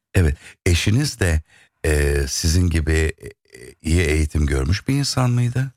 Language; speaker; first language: Turkish; native; Turkish